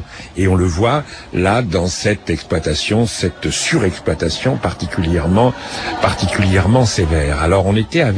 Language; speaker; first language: French; native; French